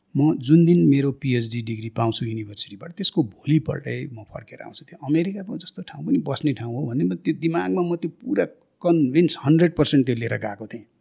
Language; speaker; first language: Nepali; native; Nepali